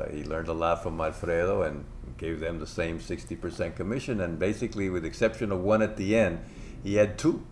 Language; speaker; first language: English; non-native, local second language; Spanish